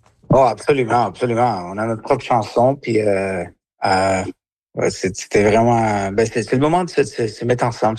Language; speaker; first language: French; non-native, fluent; Spanish